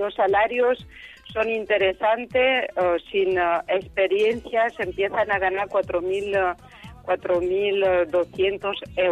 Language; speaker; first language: Spanish; non-native, fluent; French